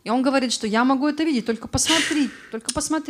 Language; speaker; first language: Russian; native; Russian